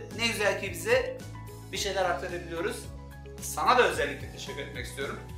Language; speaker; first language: Turkish; early bilingual, heritage; Turkish